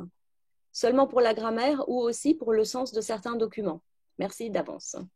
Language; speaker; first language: French; native; French